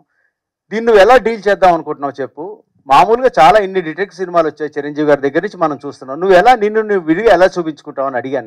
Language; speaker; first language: Telugu; native; Telugu